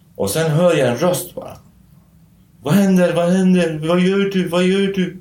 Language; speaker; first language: Swedish; non-native, fluent; Kurdish